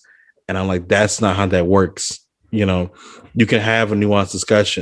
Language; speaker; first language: English; native; English